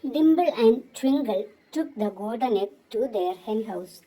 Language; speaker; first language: English; non-native, local second language; Malayalam